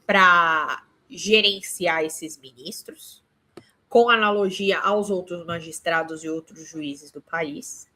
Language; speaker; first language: Portuguese; native; Portuguese